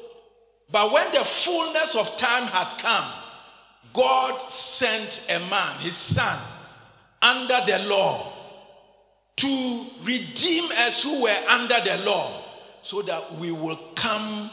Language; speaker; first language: English; non-native, local second language; Akan